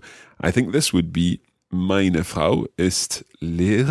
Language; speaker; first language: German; non-native, learner; English